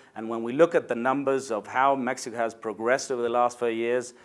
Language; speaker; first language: English; non-native, fluent; Spanish